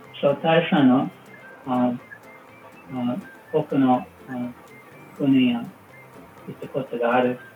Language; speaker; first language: Japanese; non-native, learner; English